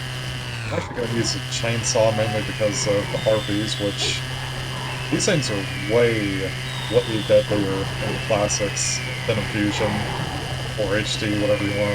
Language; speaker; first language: English; native; English